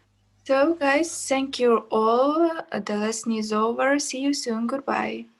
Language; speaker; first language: English; non-native, fluent; Kazakh